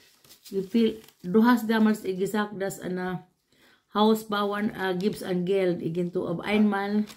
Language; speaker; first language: German; non-native, learner; Cebuano